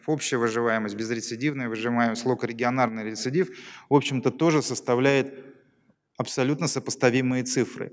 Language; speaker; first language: Russian; native; Russian